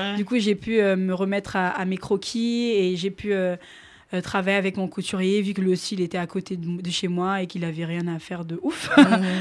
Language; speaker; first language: French; non-native, local second language; Lingala